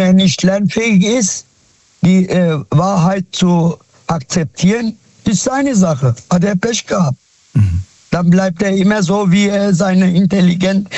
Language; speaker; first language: German; non-native, fluent; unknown